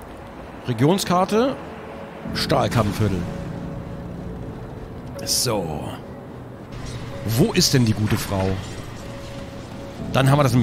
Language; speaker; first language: German; native; German